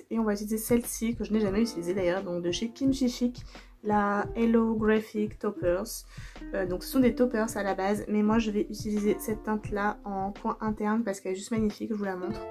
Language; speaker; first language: French; native; French